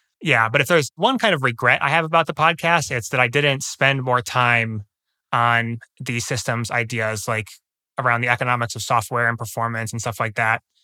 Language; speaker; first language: English; native; English